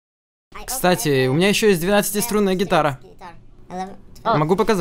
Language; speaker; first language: Russian; native; Russian